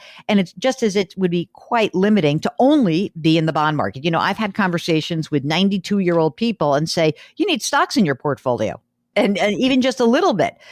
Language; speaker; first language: English; native; English